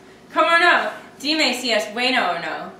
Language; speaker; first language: Spanish; non-native, learner; English